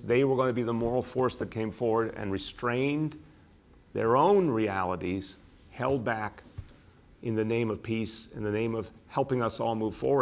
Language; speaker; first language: English; native; English